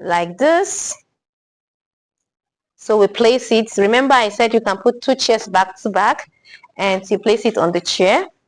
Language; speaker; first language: English; non-native, local second language; Igbo